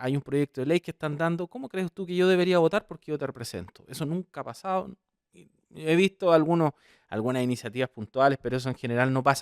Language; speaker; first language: Spanish; native; Spanish